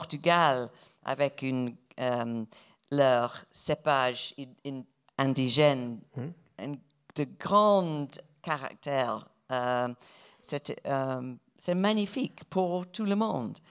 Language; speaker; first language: French; non-native, fluent; English